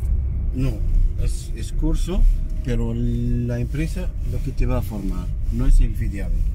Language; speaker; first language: Spanish; non-native, fluent; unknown